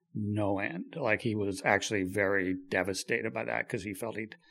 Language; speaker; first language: English; native; English